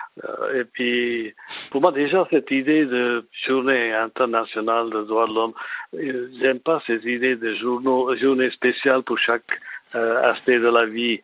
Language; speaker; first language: French; non-native, fluent; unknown